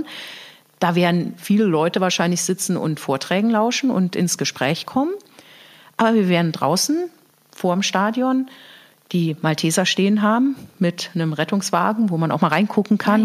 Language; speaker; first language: German; native; German